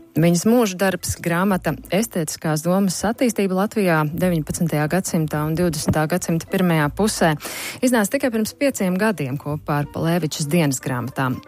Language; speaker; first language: Latvian; native; Latvian